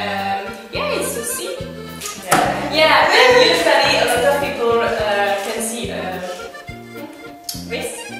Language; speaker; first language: English; non-native, learner; French